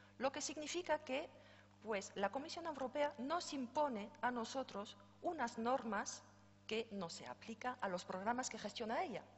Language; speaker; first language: Spanish; non-native, fluent; French